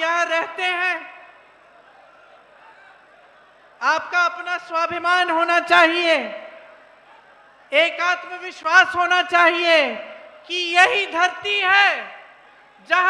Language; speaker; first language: Hindi; native; Hindi